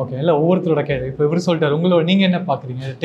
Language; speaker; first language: Tamil; native; Tamil